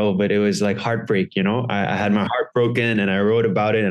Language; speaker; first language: English; native; English